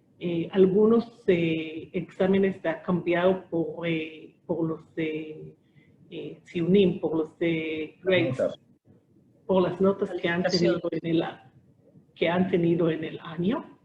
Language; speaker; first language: Spanish; non-native, fluent; Hebrew